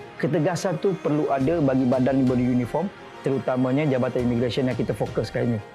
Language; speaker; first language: Malay; non-native, learner; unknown